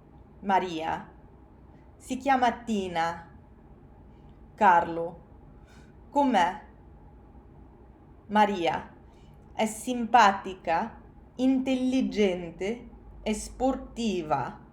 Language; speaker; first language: Italian; non-native, fluent; English